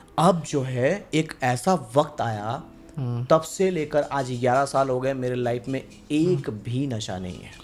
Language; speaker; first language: Hindi; non-native, local second language; Bangla